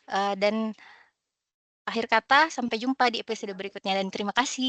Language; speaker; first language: Indonesian; native; Indonesian